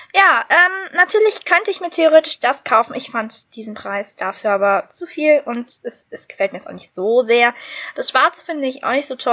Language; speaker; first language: German; native; German